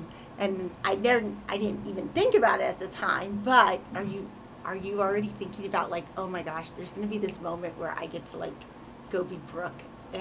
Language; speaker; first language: English; native; English